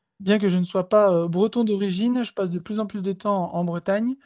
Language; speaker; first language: French; native; French